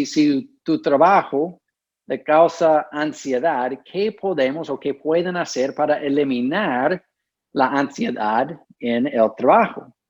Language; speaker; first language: Spanish; non-native, fluent; English